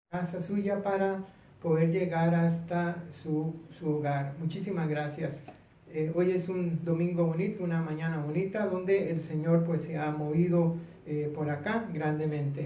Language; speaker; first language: Spanish; native; Spanish